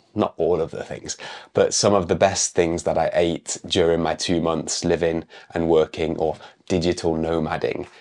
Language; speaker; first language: English; native; English